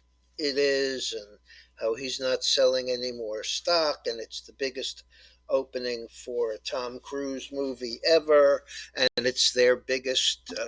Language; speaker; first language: English; native; English